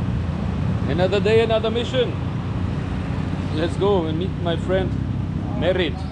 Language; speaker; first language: English; non-native, fluent; German